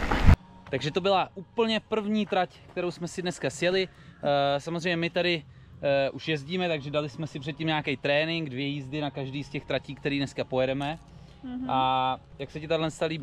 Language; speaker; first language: Czech; native; Czech